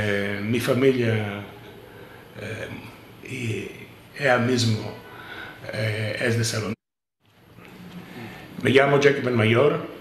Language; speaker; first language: Spanish; early bilingual, heritage; Ladino